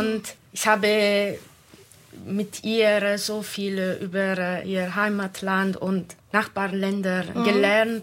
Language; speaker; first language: German; non-native, learner; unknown